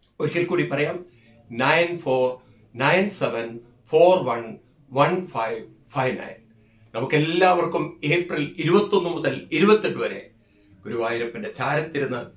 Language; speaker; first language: Malayalam; native; Malayalam